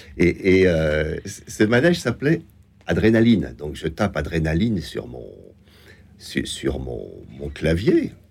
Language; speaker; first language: French; native; French